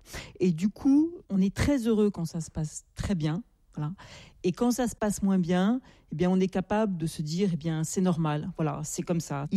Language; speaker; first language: French; native; French